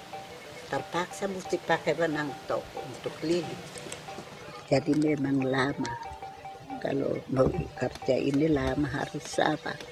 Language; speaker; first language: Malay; non-native, local second language; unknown